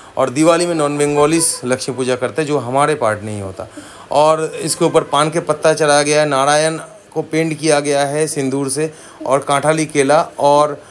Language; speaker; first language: Hindi; non-native, local second language; Bangla